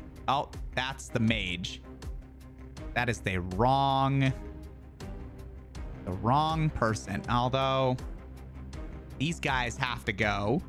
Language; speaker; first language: English; native; English